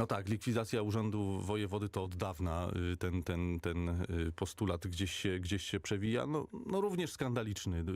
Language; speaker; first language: Polish; native; Polish